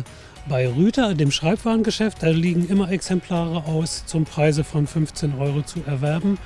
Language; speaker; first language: German; native; German